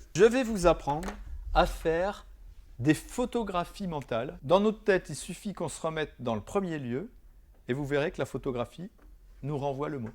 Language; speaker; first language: French; native; French